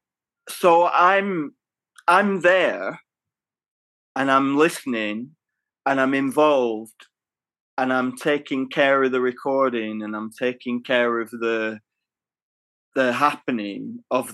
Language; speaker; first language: English; native; English